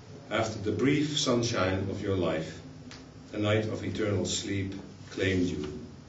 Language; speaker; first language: English; non-native, fluent; Dutch